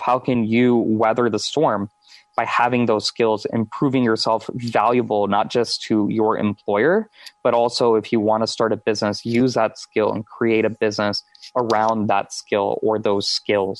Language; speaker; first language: English; native; English